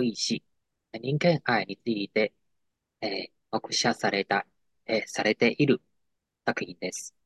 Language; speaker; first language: Japanese; non-native, learner; Chinese